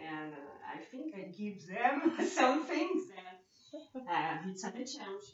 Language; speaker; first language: English; non-native, learner; French